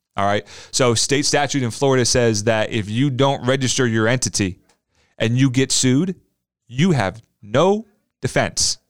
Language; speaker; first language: English; native; English